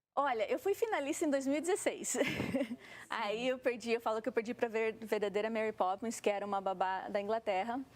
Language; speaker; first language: Portuguese; native; Portuguese